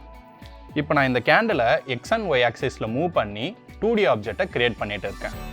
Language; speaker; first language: Tamil; native; Tamil